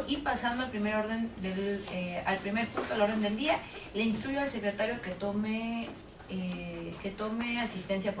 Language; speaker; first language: Spanish; native; Spanish